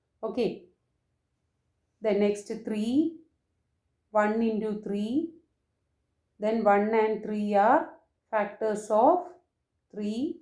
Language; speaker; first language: English; non-native, local second language; Malayalam